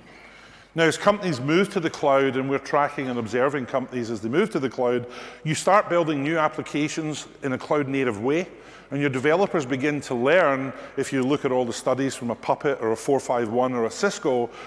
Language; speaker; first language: English; native; English